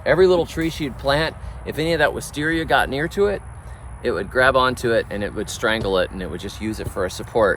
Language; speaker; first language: English; native; English